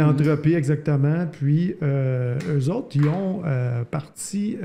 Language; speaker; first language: French; native; French